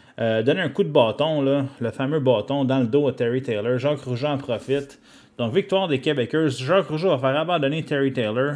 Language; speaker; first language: French; native; French